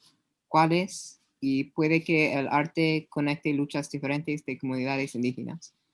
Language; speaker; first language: Spanish; non-native, learner; English